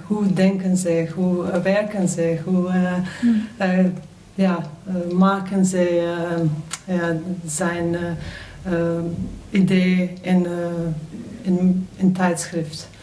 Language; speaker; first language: Dutch; non-native, learner; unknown